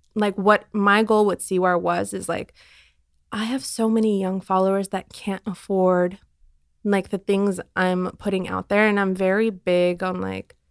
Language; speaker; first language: English; non-native, fluent; Armenian